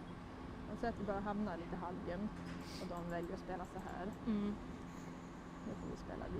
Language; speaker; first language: Swedish; native; Swedish